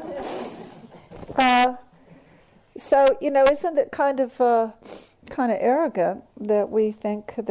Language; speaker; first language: English; native; English